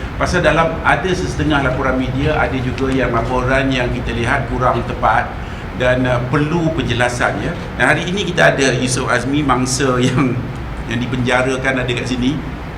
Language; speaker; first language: Malay; native; Malay